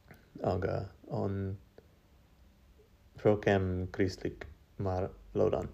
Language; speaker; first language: Estonian; non-native, learner; English